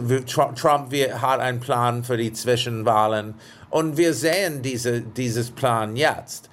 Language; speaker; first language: German; non-native, fluent; English